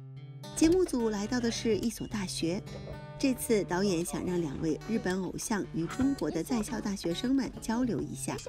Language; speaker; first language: Chinese; native; Chinese